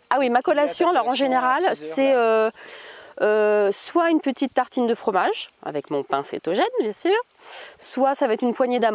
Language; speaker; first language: French; native; French